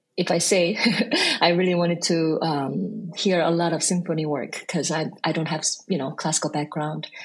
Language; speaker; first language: English; non-native, fluent; Korean